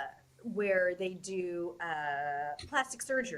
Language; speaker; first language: English; native; English